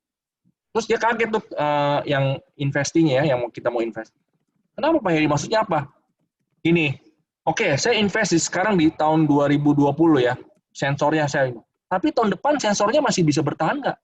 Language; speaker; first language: Indonesian; native; Indonesian